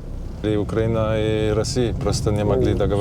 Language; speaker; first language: Russian; non-native, fluent; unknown